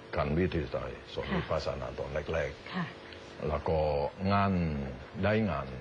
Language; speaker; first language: Thai; non-native, fluent; Indonesian